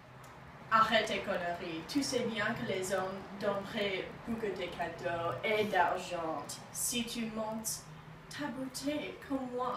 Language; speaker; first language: French; non-native, learner; English